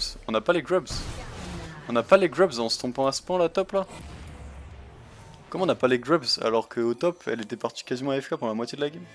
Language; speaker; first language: French; native; French